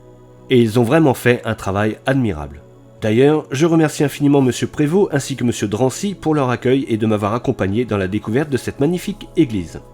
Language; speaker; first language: French; native; French